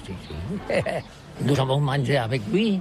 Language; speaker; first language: French; non-native, local second language; Catalan